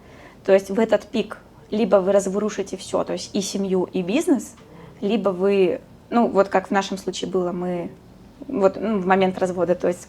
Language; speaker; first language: Russian; native; Russian